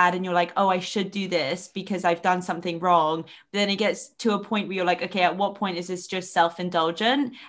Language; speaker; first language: English; native; English